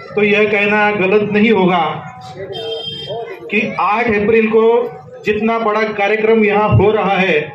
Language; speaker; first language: Hindi; non-native, local second language; Marathi